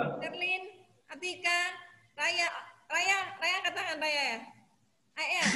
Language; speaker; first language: Indonesian; native; Indonesian